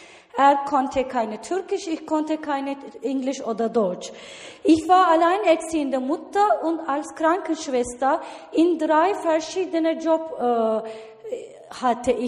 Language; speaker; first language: German; non-native, learner; Turkish